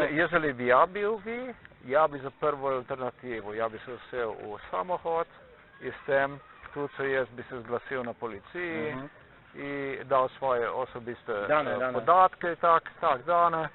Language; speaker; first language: Polish; non-native, learner; Slovenian